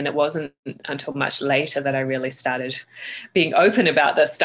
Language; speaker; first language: English; native; English